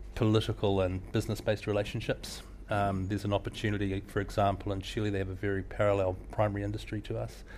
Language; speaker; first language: English; native; English